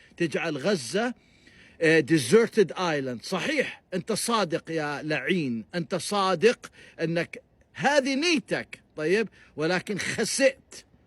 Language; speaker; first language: Arabic; native; Arabic